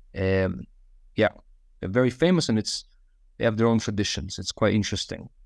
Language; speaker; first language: English; non-native, fluent; Russian